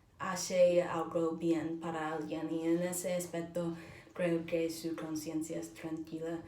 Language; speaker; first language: Spanish; non-native, learner; English